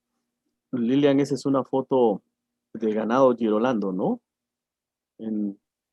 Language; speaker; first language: Spanish; native; Spanish